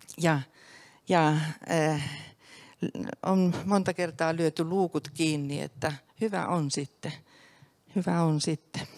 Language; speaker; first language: Finnish; native; Finnish